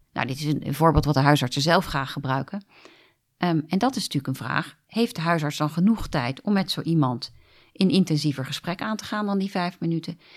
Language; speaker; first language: Dutch; native; Dutch